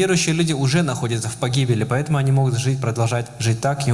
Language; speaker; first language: Russian; native; Russian